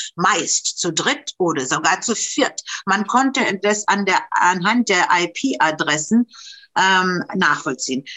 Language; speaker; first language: German; non-native, fluent; Romanian